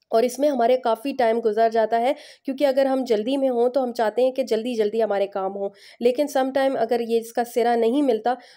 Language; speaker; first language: Urdu; native; Urdu